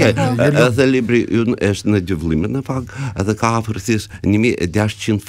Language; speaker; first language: Albanian; non-native, fluent; Russian